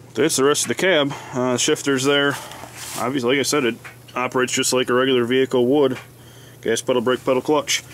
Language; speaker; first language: English; native; English